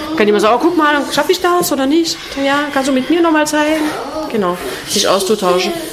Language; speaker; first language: German; non-native, fluent; French